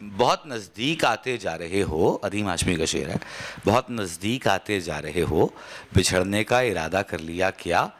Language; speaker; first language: Urdu; native; Urdu